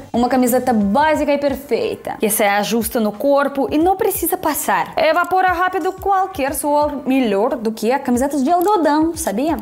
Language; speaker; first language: Portuguese; non-native, fluent; Russian